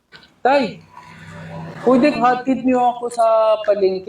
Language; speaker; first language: Filipino; non-native, fluent; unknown